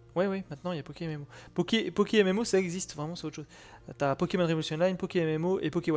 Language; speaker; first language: French; native; French